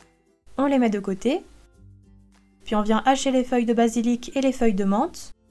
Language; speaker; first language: French; native; French